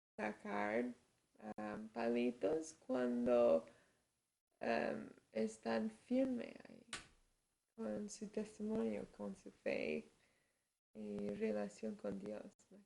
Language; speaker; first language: Spanish; early bilingual, heritage; Spanish